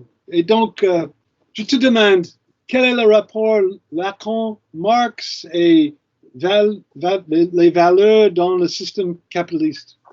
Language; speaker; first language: French; non-native, fluent; English